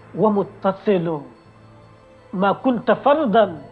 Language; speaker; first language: Arabic; non-native, fluent; Wolof